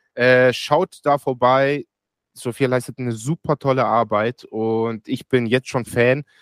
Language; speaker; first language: German; native; German